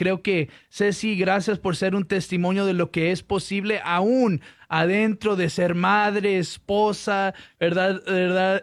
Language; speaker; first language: Spanish; early bilingual, heritage; Spanish